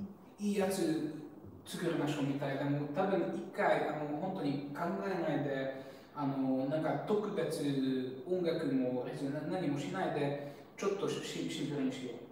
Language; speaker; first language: Japanese; non-native, learner; Hungarian